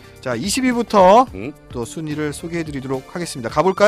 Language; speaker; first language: Korean; native; Korean